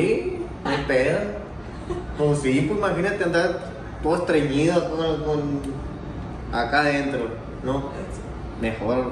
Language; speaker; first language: Spanish; native; Spanish